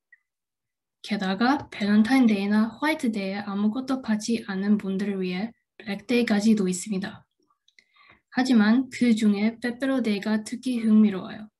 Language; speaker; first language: Korean; non-native, fluent; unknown